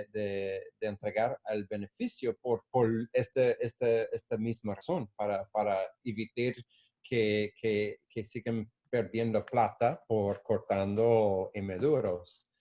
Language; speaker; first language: Spanish; non-native, fluent; English